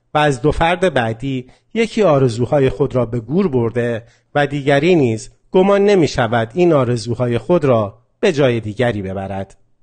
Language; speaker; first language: Persian; non-native, local second language; Azerbaijani